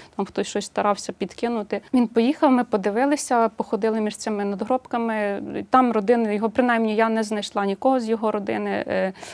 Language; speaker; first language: Ukrainian; native; Ukrainian